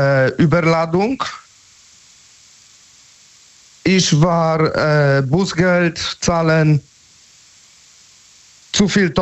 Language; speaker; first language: German; non-native, learner; Polish